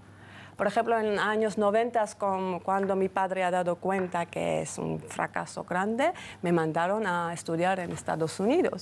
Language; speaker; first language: Spanish; non-native, fluent; Georgian